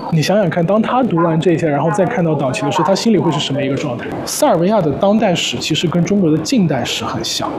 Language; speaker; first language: Chinese; early bilingual, other home language; Serbian